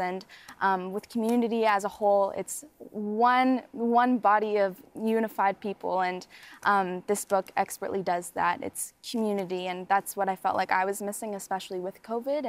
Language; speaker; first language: English; native; English